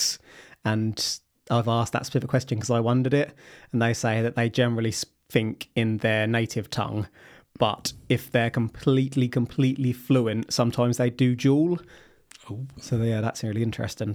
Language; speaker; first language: English; native; English